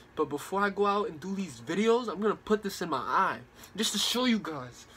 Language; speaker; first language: English; early bilingual, other home language; Spanish